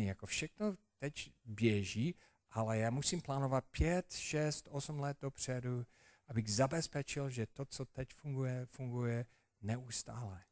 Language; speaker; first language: Czech; non-native, fluent; English